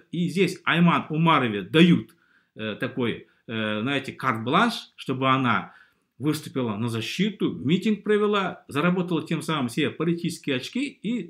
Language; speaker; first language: Russian; native; Russian